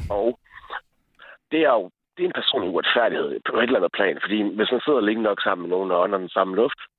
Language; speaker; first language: Danish; native; Danish